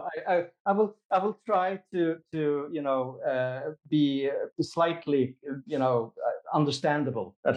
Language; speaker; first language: English; non-native, fluent; Swedish